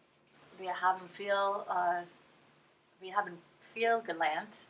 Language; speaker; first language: German; non-native, learner; English